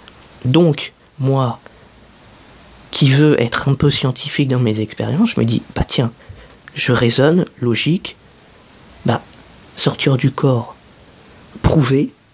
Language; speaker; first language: French; native; French